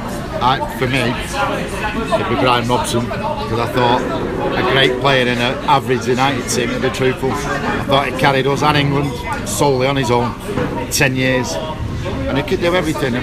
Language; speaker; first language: English; native; English